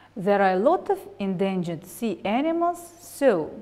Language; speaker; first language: English; non-native, fluent; Russian